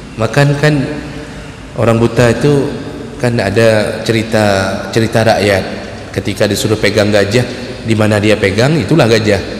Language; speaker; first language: Malay; non-native, local second language; Achinese